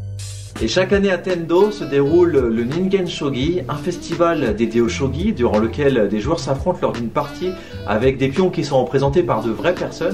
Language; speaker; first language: French; native; French